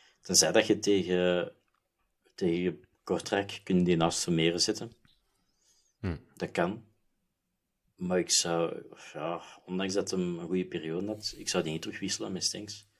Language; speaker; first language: Dutch; native; Dutch